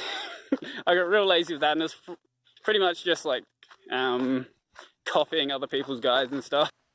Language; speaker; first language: English; native; English